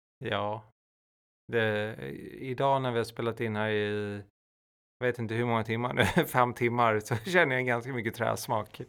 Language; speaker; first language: Swedish; native; Swedish